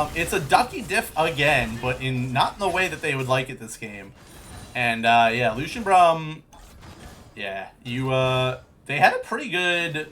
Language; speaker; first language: English; native; English